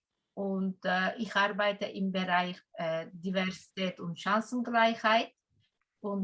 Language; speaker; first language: German; non-native, fluent; Turkish